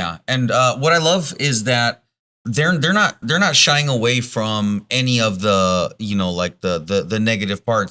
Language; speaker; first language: English; native; English